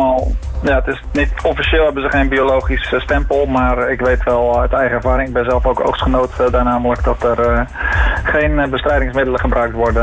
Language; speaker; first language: Dutch; native; Dutch